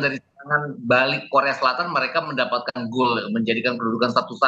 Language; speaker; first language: Indonesian; native; Indonesian